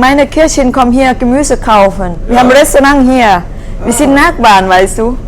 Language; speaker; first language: German; non-native, learner; Thai